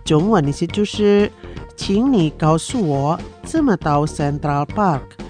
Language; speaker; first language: Chinese; non-native, fluent; Indonesian